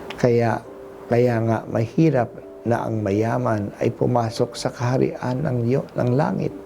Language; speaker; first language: Filipino; non-native, local second language; Hiligaynon